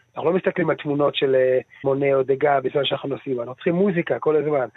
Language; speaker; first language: Hebrew; early bilingual, other home language; Dutch